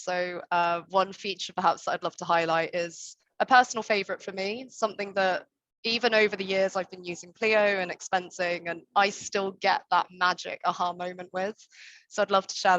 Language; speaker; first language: English; native; English